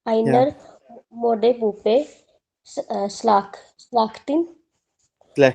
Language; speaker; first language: German; non-native, learner; Hindi